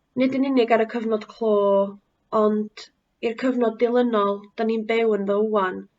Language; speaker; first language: Welsh; native; Welsh